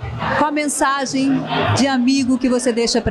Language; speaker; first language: Portuguese; native; Portuguese